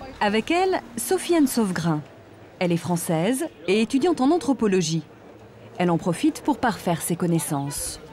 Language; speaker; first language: French; native; French